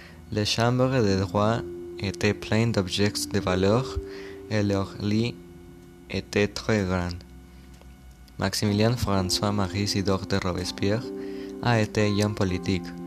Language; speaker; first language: French; non-native, learner; Spanish